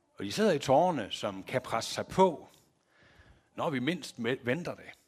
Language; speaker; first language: Danish; native; Danish